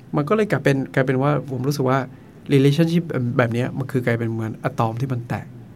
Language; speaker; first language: Thai; non-native, local second language; Akha